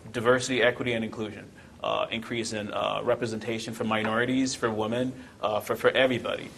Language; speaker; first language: English; non-native, local second language; Yoruba